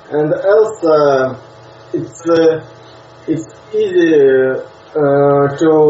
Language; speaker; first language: English; non-native, learner; Russian